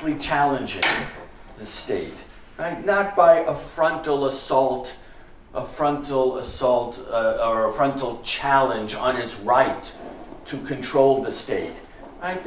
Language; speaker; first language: English; native; English